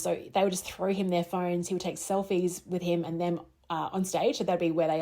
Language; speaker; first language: English; native; English